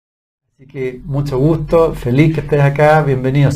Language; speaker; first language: Spanish; native; Spanish